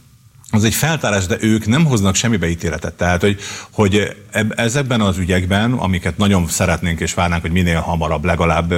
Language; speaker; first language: Hungarian; native; Hungarian